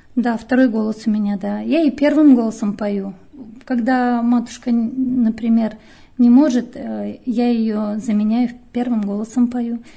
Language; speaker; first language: Russian; native; Russian